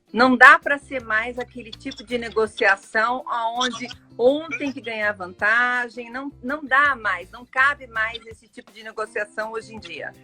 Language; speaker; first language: Portuguese; native; Portuguese